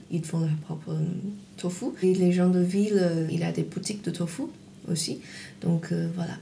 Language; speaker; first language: French; non-native, fluent; Chinese